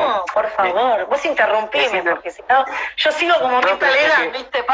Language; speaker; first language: Spanish; native; Spanish